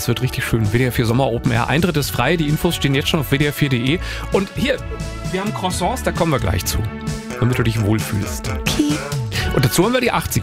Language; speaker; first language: German; native; German